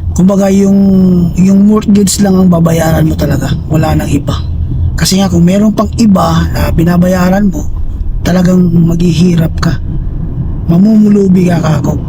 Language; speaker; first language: Filipino; non-native, local second language; Cebuano